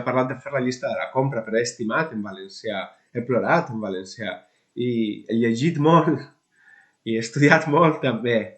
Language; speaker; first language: Catalan; non-native, local second language; Spanish